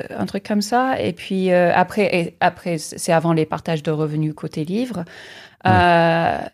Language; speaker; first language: French; non-native, fluent; English